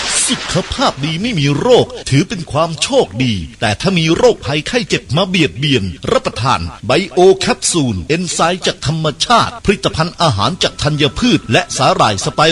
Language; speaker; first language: Thai; native; Thai